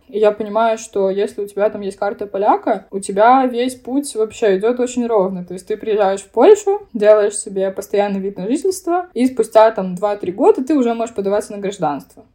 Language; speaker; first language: Russian; native; Russian